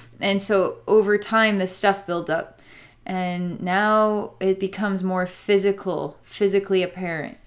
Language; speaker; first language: English; native; English